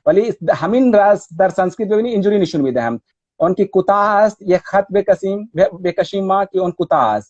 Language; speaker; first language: Persian; non-native, learner; Hindi